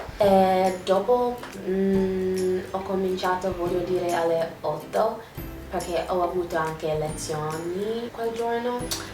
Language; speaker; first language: Italian; non-native, learner; English